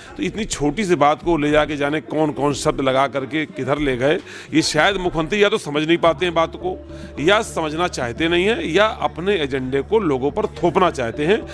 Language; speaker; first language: Hindi; native; Hindi